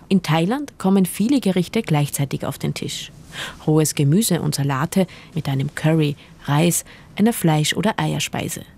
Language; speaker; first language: German; native; German